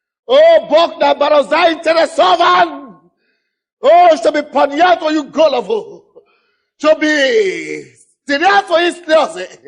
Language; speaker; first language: Russian; non-native, fluent; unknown